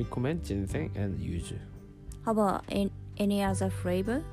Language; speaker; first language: English; non-native, learner; Japanese